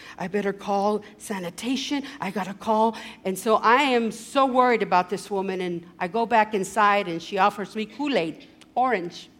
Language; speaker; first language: English; early bilingual, other home language; Spanish